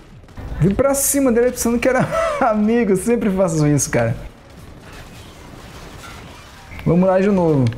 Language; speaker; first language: Portuguese; native; Portuguese